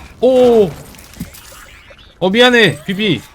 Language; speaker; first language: Korean; native; Korean